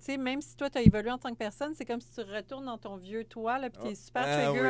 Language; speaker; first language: French; native; French